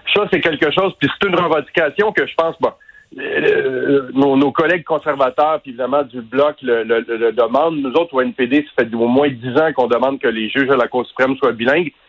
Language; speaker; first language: French; native; French